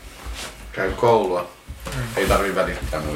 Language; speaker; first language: Finnish; early bilingual, heritage; Finnish